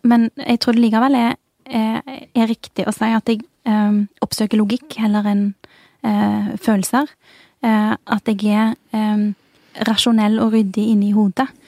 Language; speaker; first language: Norwegian; early bilingual, other home language; Urdu